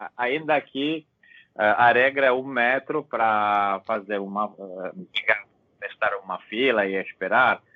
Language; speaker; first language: Portuguese; non-native, learner; Italian